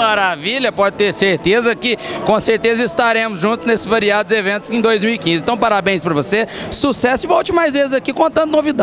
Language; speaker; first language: Portuguese; native; Portuguese